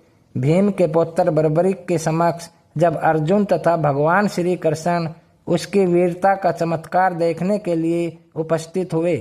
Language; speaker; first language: Hindi; native; Hindi